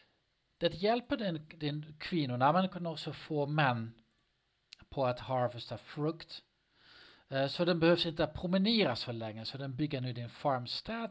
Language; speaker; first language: Swedish; non-native, learner; Dutch